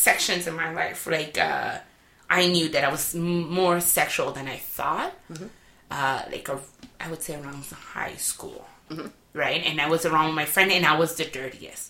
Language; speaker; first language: English; non-native, fluent; French